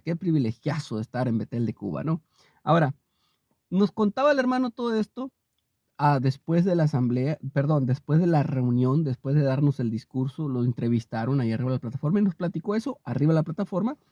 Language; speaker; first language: Spanish; native; Spanish